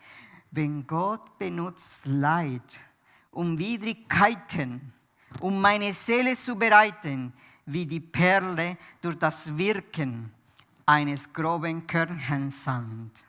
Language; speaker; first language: German; non-native, fluent; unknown